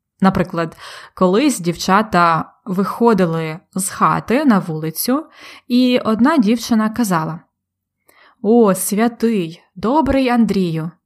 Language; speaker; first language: Ukrainian; native; Ukrainian